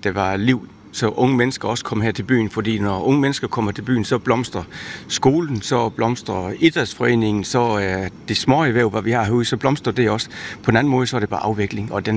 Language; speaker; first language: Danish; native; Danish